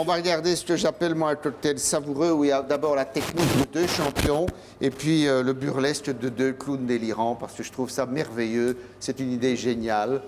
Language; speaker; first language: French; native; French